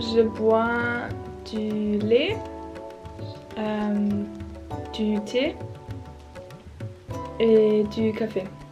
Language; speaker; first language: French; non-native, learner; German